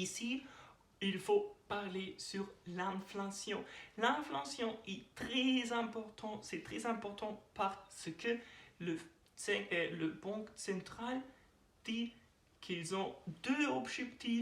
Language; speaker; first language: French; non-native, learner; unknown